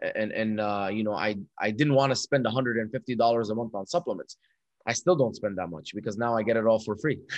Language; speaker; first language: English; non-native, fluent; Arabic